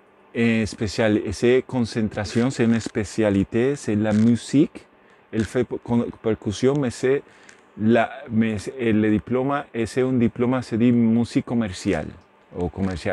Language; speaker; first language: French; non-native, learner; Spanish